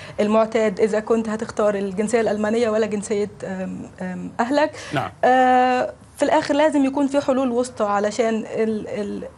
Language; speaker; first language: Arabic; native; Arabic